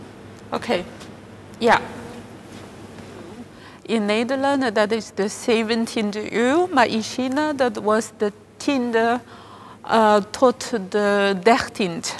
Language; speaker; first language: Dutch; non-native, fluent; Chinese